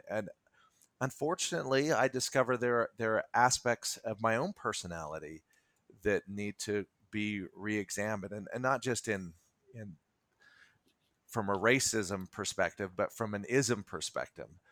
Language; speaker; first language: English; native; English